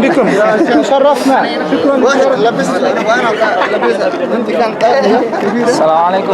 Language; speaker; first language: Arabic; non-native, learner; Kyrgyz